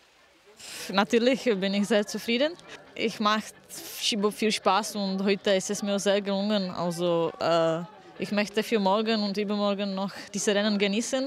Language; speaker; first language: German; non-native, fluent; Czech